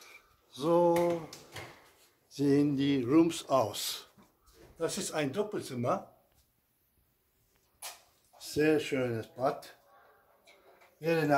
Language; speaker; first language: German; early bilingual, heritage; Turkish